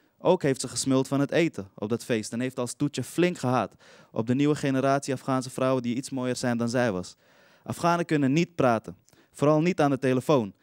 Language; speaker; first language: Dutch; early bilingual, other home language; Persian